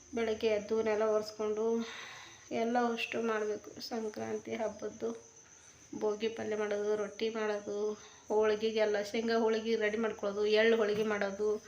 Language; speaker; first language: Kannada; native; Kannada